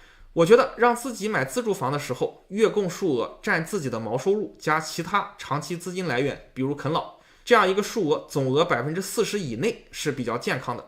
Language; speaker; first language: Chinese; native; Chinese